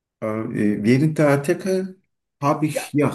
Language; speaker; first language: German; non-native, learner; Turkish